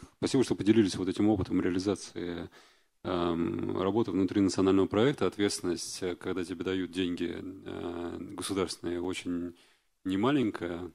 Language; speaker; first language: Russian; native; Russian